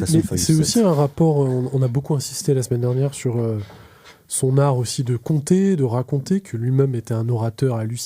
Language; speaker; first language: French; native; French